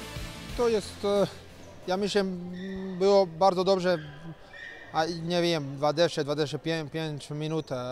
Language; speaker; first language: Polish; non-native, learner; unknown